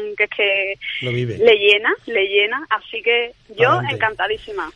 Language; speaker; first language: Spanish; native; Spanish